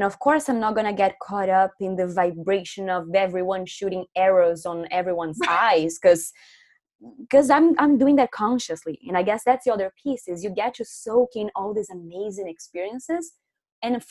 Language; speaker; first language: English; non-native, fluent; Portuguese